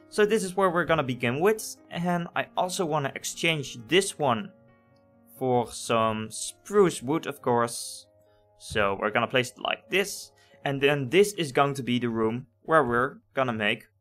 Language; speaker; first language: English; non-native, fluent; Dutch